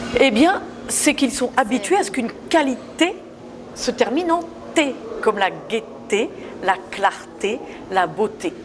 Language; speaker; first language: French; native; French